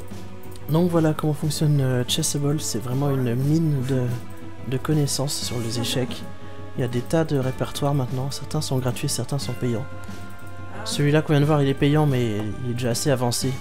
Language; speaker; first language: French; native; French